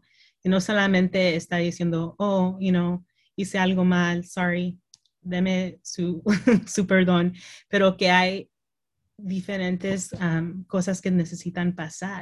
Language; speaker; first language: Spanish; early bilingual, heritage; Spanish